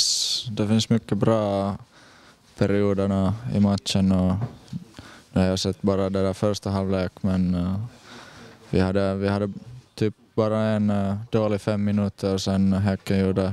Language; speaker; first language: Swedish; non-native, learner; Finnish